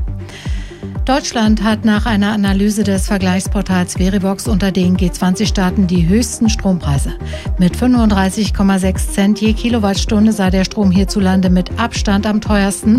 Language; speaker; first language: German; native; German